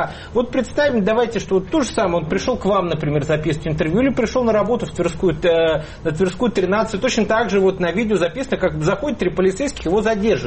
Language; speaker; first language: Russian; native; Russian